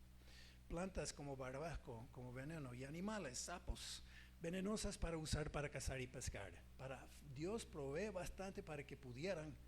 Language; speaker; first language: Spanish; non-native, fluent; English